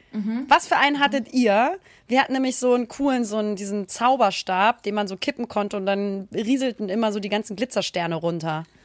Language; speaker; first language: German; native; German